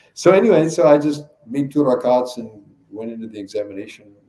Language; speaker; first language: English; native; English